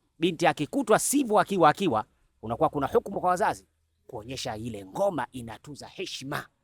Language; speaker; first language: Swahili; native; Swahili